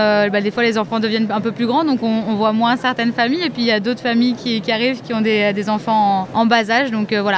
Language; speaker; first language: French; native; French